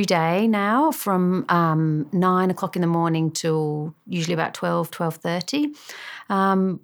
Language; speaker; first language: English; native; English